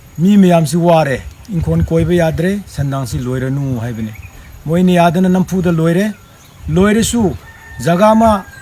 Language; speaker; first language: Manipuri; non-native, local second language; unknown